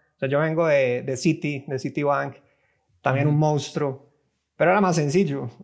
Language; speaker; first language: Spanish; native; Spanish